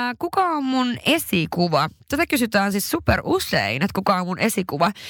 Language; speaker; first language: Finnish; early bilingual, heritage; Swedish